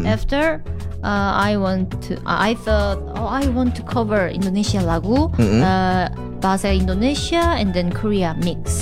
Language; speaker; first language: English; non-native, learner; Korean